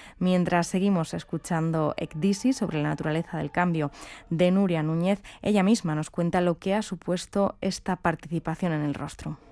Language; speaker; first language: Spanish; native; Spanish